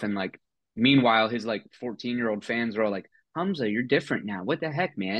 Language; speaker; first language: English; native; English